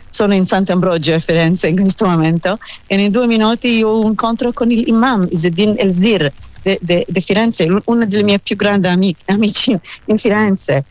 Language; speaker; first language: Italian; non-native, learner; Hebrew